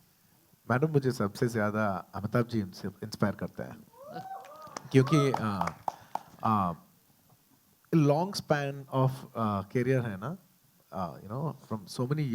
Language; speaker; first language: Hindi; non-native, local second language; Telugu